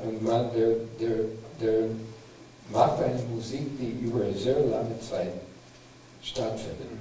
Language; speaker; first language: German; non-native, fluent; English